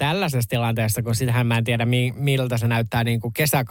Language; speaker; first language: Finnish; native; Finnish